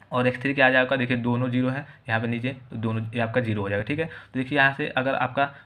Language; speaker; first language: Hindi; native; Hindi